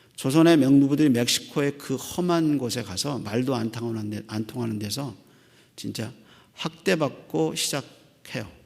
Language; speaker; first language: Korean; native; Korean